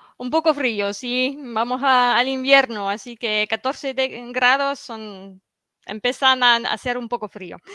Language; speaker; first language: Spanish; non-native, fluent; French